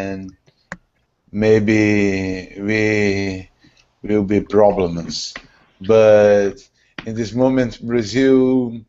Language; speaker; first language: English; non-native, learner; Portuguese